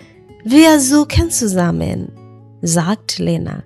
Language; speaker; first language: German; non-native, learner; Bangla